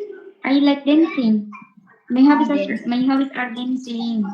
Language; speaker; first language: English; non-native, learner; Indonesian